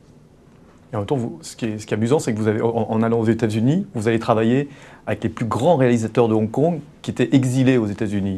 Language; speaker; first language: French; native; French